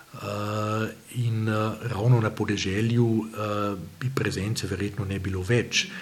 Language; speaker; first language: Slovenian; native; Slovenian